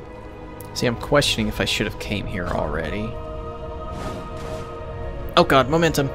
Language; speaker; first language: English; native; English